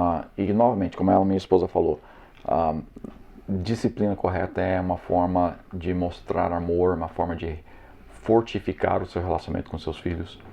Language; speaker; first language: Portuguese; non-native, fluent; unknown